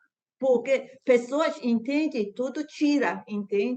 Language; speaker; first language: Portuguese; non-native, learner; Persian